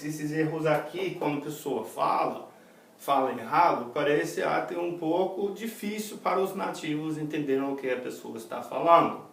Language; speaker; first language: Portuguese; non-native, fluent; English